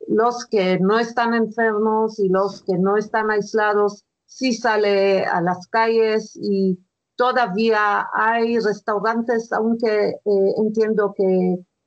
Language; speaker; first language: Spanish; non-native, fluent; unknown